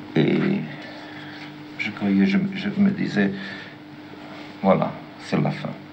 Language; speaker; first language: French; non-native, learner; German